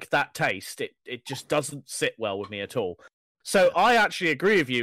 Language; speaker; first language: English; native; English